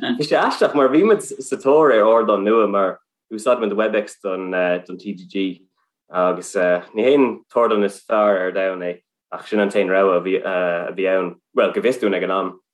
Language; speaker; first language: Irish; non-native, local second language; English